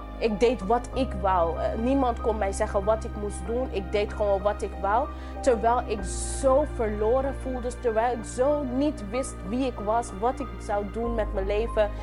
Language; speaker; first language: Dutch; non-native, local second language; English